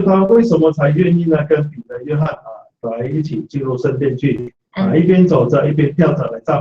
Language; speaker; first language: Chinese; native; Chinese